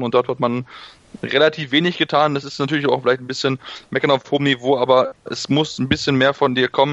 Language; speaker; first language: German; native; German